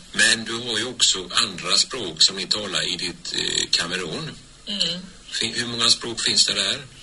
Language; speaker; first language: Swedish; native; Swedish